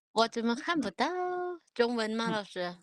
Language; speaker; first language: Chinese; non-native, learner; Lao